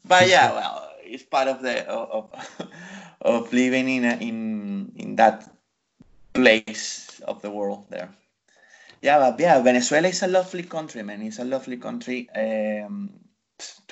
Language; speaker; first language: English; non-native, fluent; Spanish